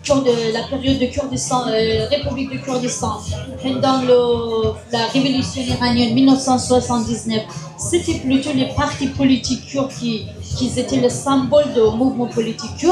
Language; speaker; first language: French; non-native, fluent; Kurdish